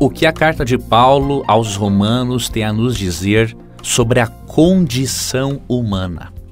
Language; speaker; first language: Portuguese; native; Portuguese